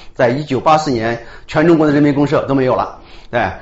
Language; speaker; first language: Chinese; native; Chinese